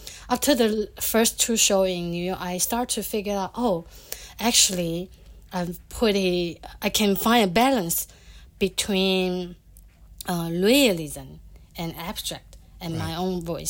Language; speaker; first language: English; non-native, fluent; Chinese